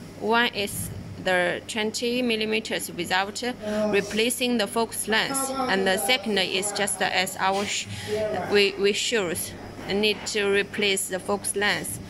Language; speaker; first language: English; non-native, learner; Chinese